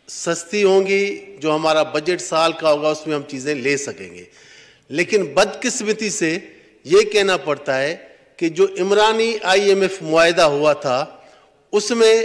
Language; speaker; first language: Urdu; non-native, local second language; Sindhi